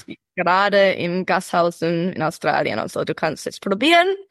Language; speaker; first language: German; early bilingual, heritage; English